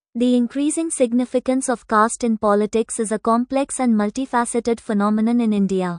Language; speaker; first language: English; non-native, local second language; Tamil